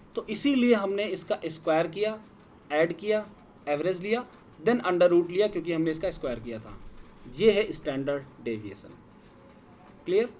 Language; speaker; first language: Hindi; native; Hindi